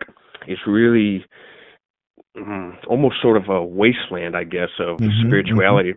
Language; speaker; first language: English; native; English